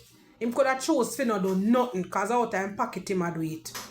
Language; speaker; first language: English; native; English